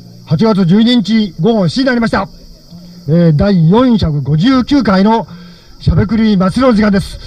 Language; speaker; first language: Japanese; native; Japanese